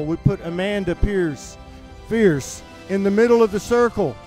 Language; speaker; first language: English; native; English